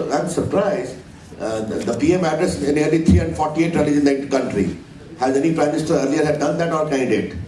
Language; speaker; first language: English; non-native, local second language; Hindi